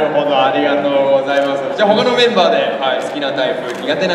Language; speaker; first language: Japanese; native; Japanese